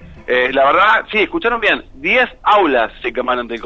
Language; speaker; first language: Spanish; native; Spanish